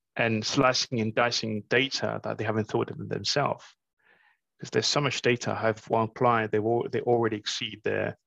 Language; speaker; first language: English; non-native, fluent; Morisyen